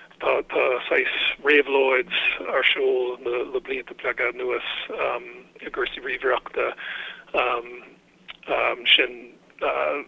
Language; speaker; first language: Irish; non-native, fluent; English